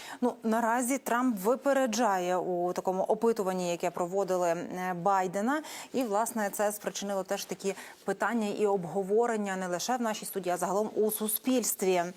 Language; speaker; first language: Ukrainian; native; Ukrainian